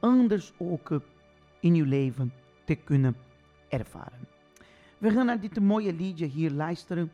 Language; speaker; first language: Dutch; non-native, fluent; Portuguese